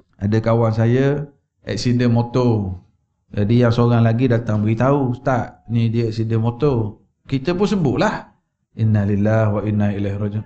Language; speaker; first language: Malay; native; Malay